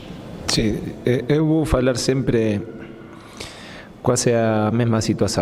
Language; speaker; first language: Portuguese; non-native, fluent; Spanish